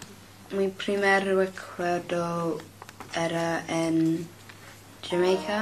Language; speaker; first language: Spanish; non-native, learner; English